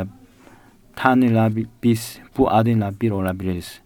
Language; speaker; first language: Turkish; non-native, fluent; Korean